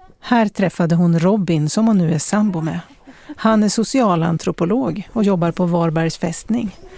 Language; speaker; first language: Swedish; native; Swedish